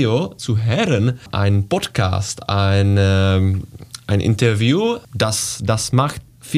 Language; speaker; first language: German; non-native, learner; Czech